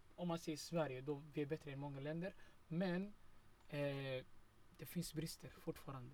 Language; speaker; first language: Swedish; early bilingual, other home language; Somali